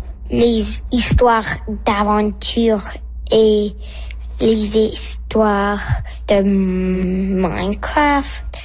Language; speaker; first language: French; non-native, local second language; English